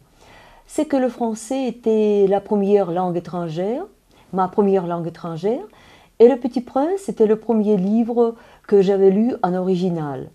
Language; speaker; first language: French; non-native, fluent; Russian